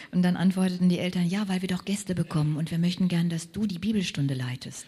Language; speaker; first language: German; native; German